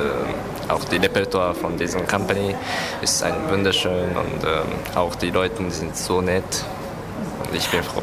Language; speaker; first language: German; non-native, learner; Japanese